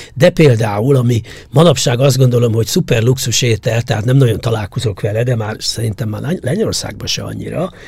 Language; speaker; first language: Hungarian; native; Hungarian